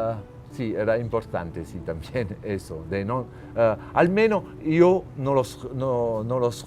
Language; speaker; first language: Spanish; non-native, learner; French